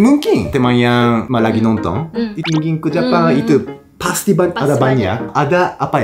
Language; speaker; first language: Indonesian; non-native, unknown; Japanese